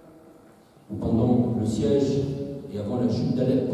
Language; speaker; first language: French; native; French